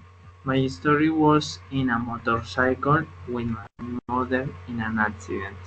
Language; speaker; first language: English; non-native, learner; Spanish